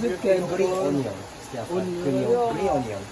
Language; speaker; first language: English; non-native, learner; Cebuano